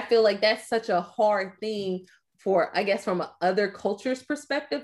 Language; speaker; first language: English; native; English